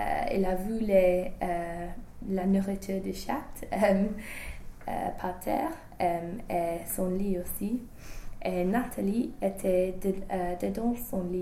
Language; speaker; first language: French; non-native, learner; English